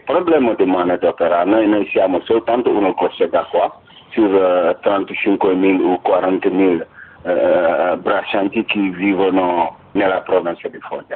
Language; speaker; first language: Italian; non-native, fluent; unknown